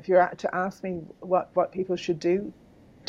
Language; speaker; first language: English; native; English